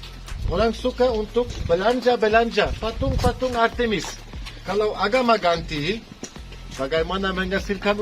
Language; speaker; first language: Indonesian; non-native, fluent; Turkish